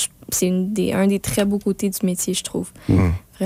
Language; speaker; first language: French; native; French